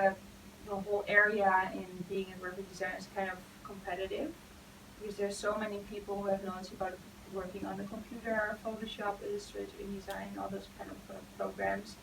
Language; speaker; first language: English; non-native, fluent; Dutch